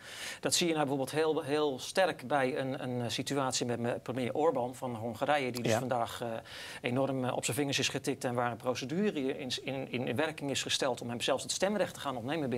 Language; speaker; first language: Dutch; native; Dutch